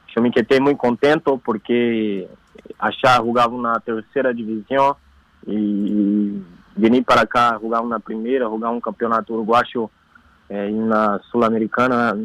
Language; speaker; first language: Spanish; non-native, learner; Portuguese